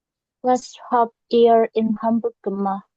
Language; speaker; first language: German; non-native, learner; Indonesian